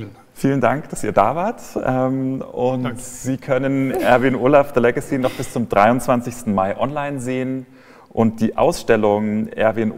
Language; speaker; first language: German; native; German